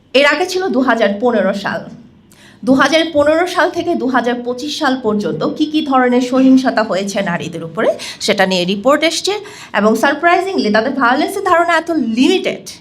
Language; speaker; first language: Bangla; non-native, local second language; Chakma